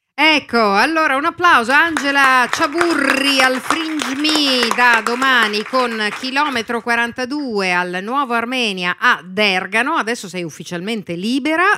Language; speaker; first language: Italian; native; Italian